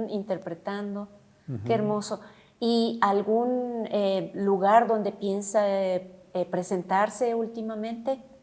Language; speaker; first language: Spanish; native; Spanish